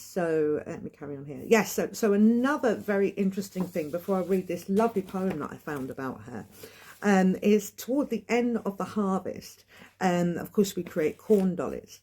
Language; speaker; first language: English; native; English